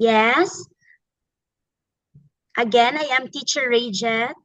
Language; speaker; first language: English; non-native, fluent; Filipino